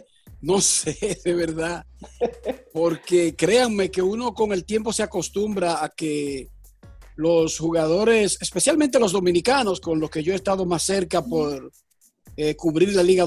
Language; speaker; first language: Spanish; native; Spanish